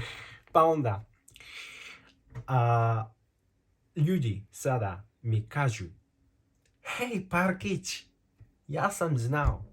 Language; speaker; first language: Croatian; non-native, fluent; Korean